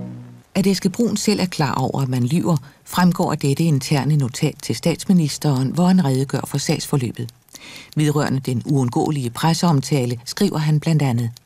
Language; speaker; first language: Danish; native; Danish